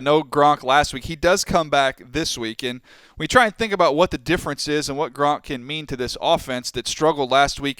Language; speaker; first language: English; native; English